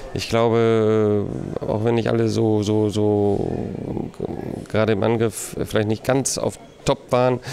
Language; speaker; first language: German; native; German